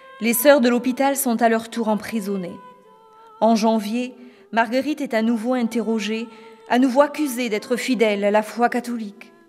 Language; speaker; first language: French; native; French